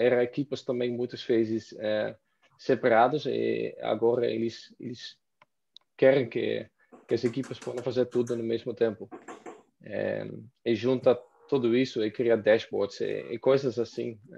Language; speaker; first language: Portuguese; non-native, fluent; Dutch